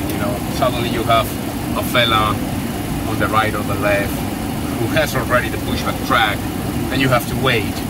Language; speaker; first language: English; non-native, fluent; Spanish